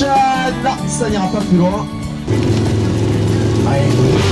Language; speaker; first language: French; native; French